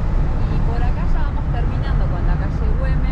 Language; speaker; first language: Spanish; native; Spanish